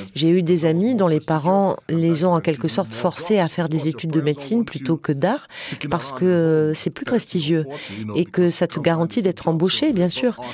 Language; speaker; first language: French; non-native, fluent; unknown